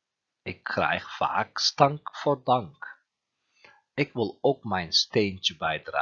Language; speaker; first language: Dutch; non-native, fluent; Turkish